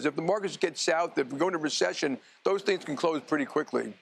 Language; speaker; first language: English; native; English